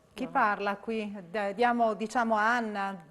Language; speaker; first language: Italian; native; Italian